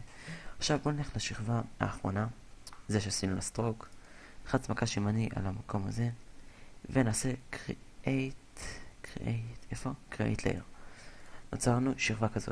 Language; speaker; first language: Hebrew; native; Hebrew